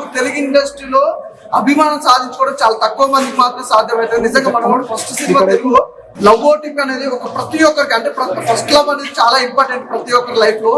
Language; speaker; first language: Telugu; native; Telugu